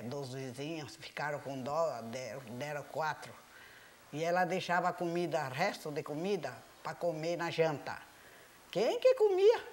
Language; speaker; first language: Portuguese; early bilingual, other home language; Japanese